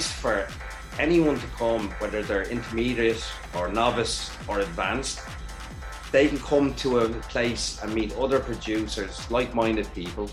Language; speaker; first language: English; native; English